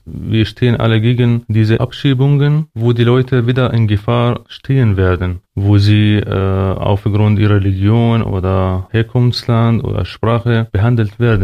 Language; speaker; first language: German; non-native, fluent; Arabic